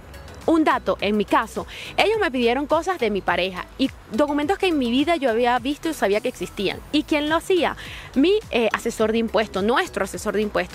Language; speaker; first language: Spanish; native; Spanish